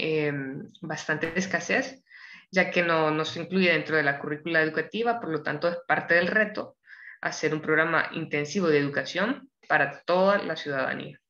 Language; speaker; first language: Spanish; native; Spanish